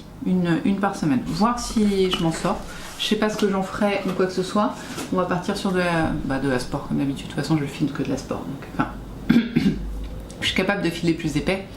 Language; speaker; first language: French; native; French